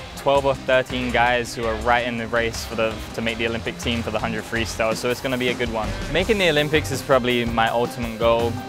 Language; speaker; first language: English; native; English